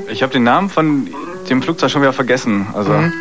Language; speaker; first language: German; native; German